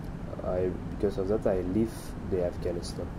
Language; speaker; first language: English; non-native, learner; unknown